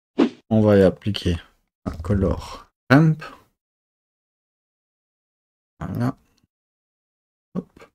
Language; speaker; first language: French; native; French